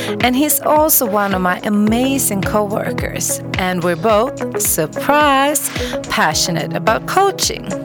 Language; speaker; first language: English; non-native, fluent; Swedish